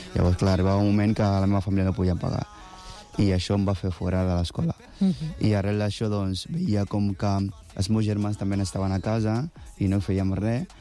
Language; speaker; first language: Catalan; non-native, fluent; Akan